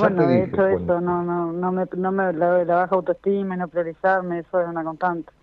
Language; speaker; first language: Spanish; native; Spanish